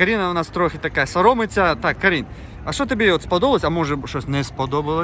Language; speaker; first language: Ukrainian; native; Ukrainian